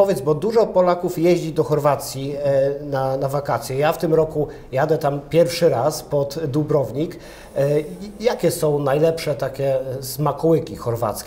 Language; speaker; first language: Polish; native; Polish